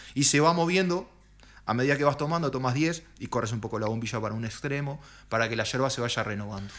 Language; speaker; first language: Spanish; native; Spanish